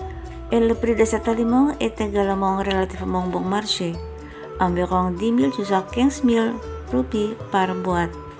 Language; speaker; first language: French; non-native, fluent; Indonesian